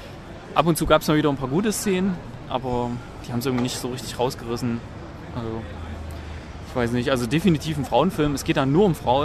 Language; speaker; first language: German; native; German